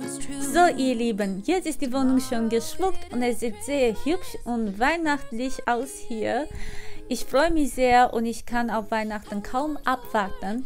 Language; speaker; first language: German; non-native, fluent; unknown